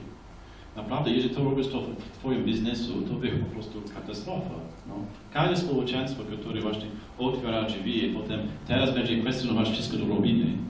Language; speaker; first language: Polish; non-native, fluent; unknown